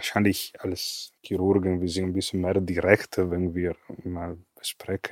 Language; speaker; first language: German; non-native, fluent; Italian